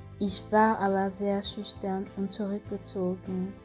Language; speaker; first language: German; non-native, fluent; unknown